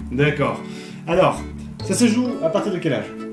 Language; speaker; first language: French; native; French